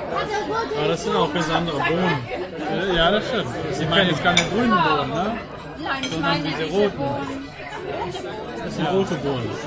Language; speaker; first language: German; non-native, fluent; Spanish